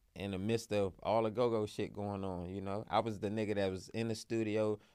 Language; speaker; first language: English; native; English